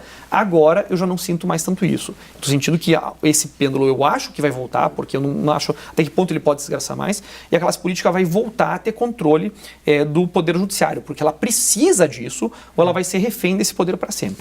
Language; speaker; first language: Portuguese; native; Portuguese